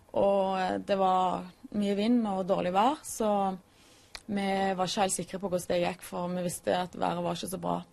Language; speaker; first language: Norwegian; native; Norwegian